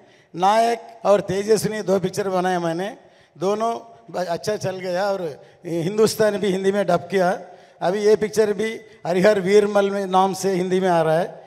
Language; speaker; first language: Hindi; non-native, local second language; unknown